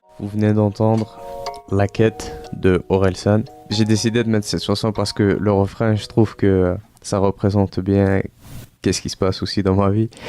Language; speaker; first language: French; early bilingual, other home language; Arabic